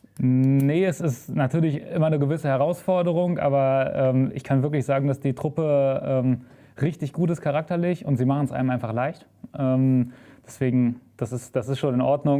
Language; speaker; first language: German; native; German